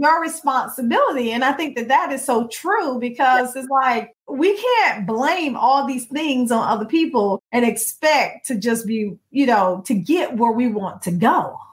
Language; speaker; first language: English; native; English